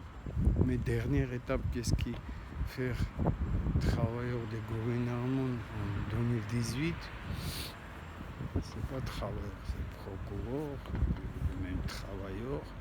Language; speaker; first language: French; non-native, learner; Armenian